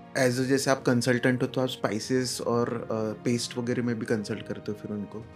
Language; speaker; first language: Hindi; native; Hindi